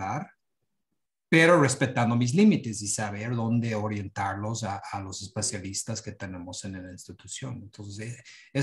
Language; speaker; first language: Spanish; non-native, fluent; English